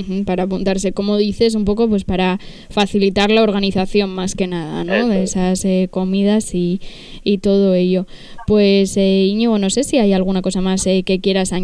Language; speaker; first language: Spanish; native; Spanish